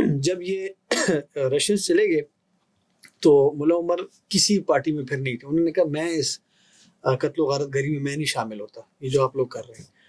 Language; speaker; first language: Urdu; non-native, local second language; Pashto